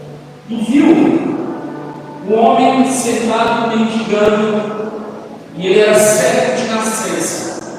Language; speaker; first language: Portuguese; native; Portuguese